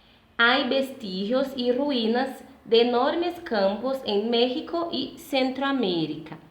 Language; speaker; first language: Spanish; non-native, fluent; Portuguese